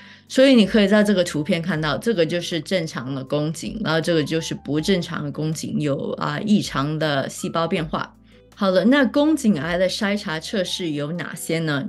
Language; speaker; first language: Chinese; native; Chinese